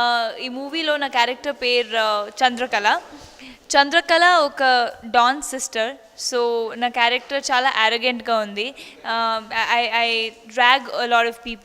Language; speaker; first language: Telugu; non-native, learner; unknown